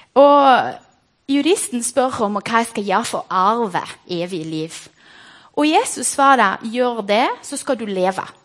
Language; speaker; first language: Norwegian; non-native, fluent; Portuguese